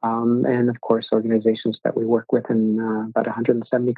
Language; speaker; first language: English; native; English